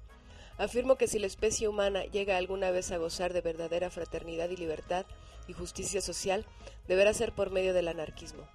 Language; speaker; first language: Spanish; native; Spanish